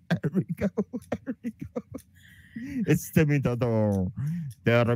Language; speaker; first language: English; non-native, learner; French